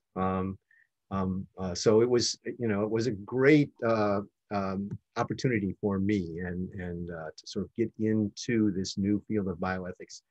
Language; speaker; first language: English; native; English